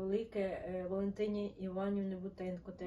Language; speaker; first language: Ukrainian; non-native, local second language; Russian